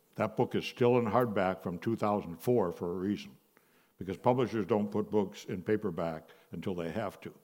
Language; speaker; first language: English; native; English